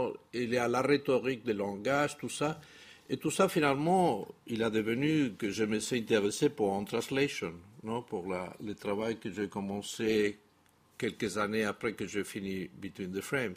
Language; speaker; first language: French; non-native, fluent; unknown